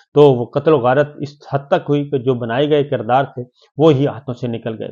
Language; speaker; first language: Urdu; native; Urdu